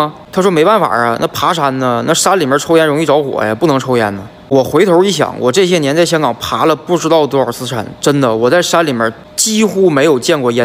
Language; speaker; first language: Chinese; native; Chinese